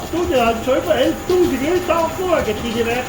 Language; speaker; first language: German; native; German